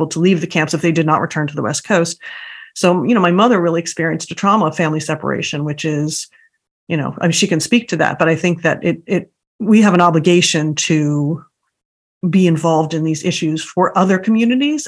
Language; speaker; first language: English; native; English